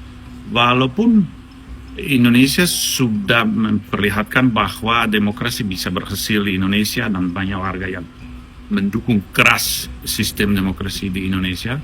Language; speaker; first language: Indonesian; non-native, fluent; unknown